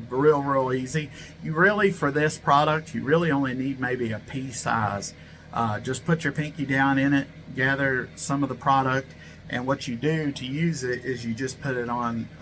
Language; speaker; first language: English; native; English